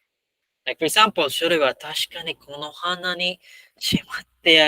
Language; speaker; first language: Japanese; non-native, fluent; Filipino